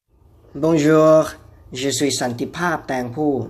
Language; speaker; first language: French; non-native, learner; Thai